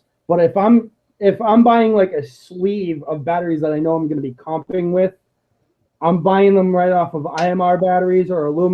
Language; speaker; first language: English; native; English